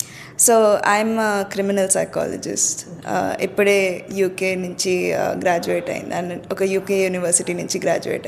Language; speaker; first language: Telugu; early bilingual, heritage; Telugu